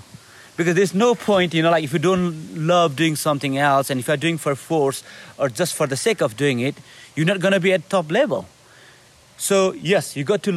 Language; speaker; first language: English; non-native, local second language; Nepali